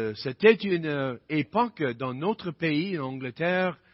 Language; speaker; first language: French; non-native, fluent; English